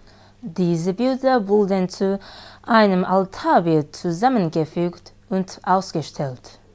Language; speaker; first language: German; non-native, learner; Japanese